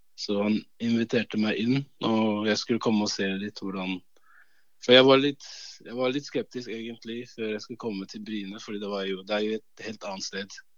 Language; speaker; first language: Norwegian; early bilingual, other home language; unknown